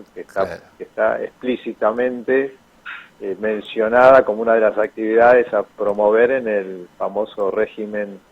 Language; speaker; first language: Spanish; native; Spanish